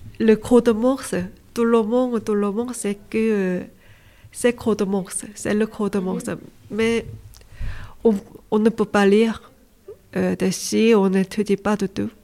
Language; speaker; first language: French; non-native, learner; Korean